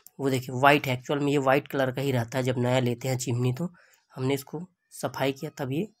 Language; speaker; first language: Hindi; native; Hindi